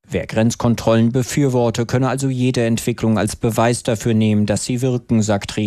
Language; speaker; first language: German; native; German